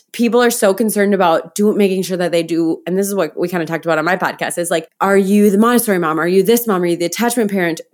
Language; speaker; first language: English; native; English